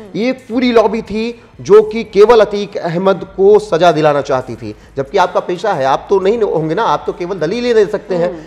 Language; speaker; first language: Hindi; native; Hindi